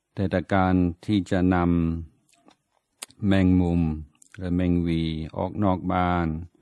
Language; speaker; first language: Thai; non-native, fluent; English